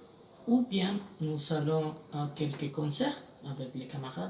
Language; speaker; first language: French; non-native, fluent; Spanish